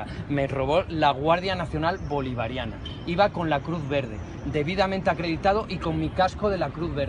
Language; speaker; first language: Spanish; native; Spanish